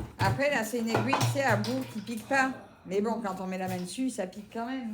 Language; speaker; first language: French; native; French